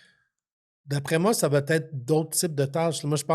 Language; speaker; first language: French; native; French